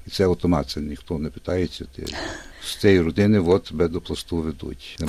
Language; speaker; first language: Ukrainian; early bilingual, heritage; Ukrainian